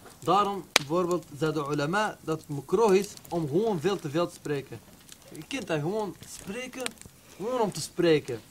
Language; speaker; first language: Dutch; early bilingual, other home language; Arabic